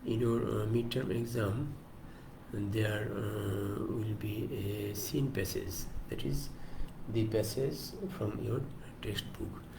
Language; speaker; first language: English; non-native, local second language; Bangla